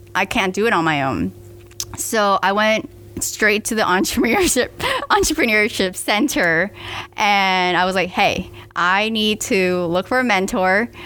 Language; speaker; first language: English; native; English